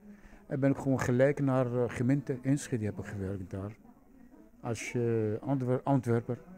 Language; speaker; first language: Dutch; non-native, fluent; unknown